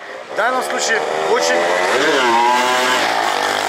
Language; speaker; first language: Russian; native; Russian